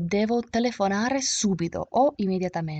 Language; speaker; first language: Italian; non-native, fluent; English